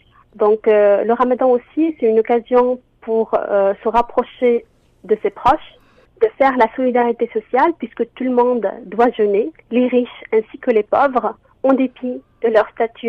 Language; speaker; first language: French; non-native, local second language; Arabic